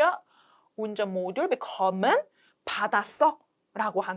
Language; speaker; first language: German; non-native, fluent; Korean